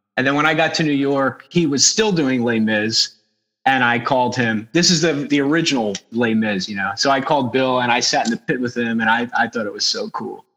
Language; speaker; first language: English; native; English